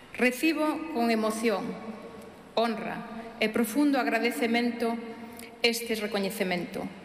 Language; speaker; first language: Galician; early bilingual, heritage; Galician